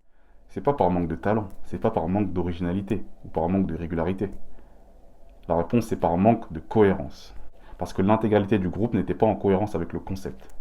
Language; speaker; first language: French; native; French